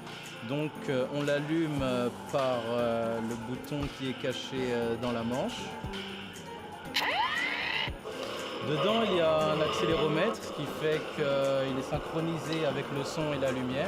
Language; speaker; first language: French; native; French